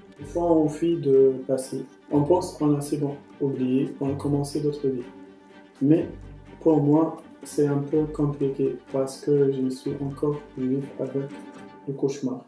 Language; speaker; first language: French; non-native, local second language; Arabic